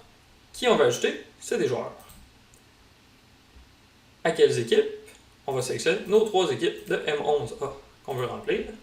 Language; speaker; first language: French; native; French